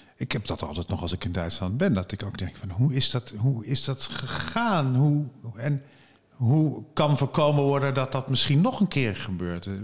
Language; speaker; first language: Dutch; native; Dutch